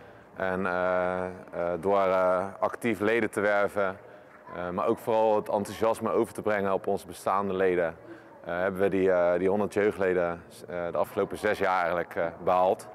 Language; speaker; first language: Dutch; native; Dutch